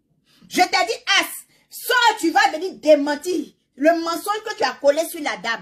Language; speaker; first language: French; non-native, local second language; Baoulé